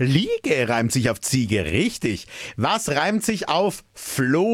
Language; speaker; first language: German; native; German